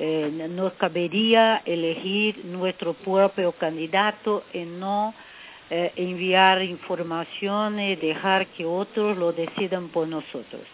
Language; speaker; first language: Spanish; non-native, fluent; Portuguese